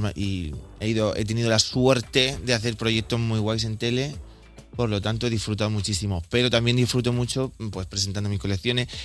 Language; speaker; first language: Spanish; native; Spanish